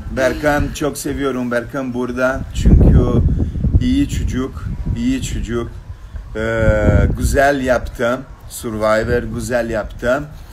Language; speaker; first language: Turkish; non-native, learner; Portuguese